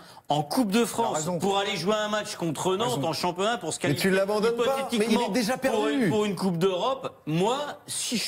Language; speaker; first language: French; native; French